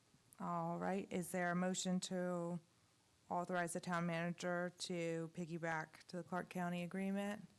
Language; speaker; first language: English; native; English